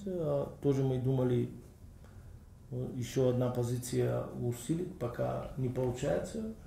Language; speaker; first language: Russian; non-native, learner; Bulgarian